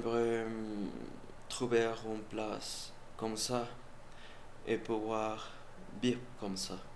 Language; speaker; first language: French; non-native, learner; Spanish